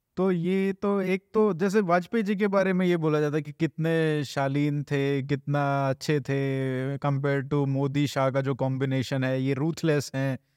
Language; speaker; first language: Hindi; native; Hindi